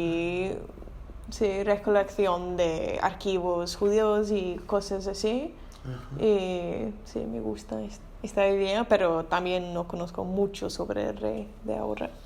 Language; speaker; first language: Spanish; non-native, learner; English